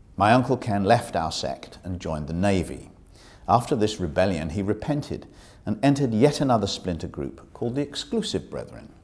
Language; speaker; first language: English; native; English